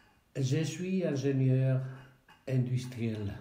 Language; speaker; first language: French; non-native, fluent; Spanish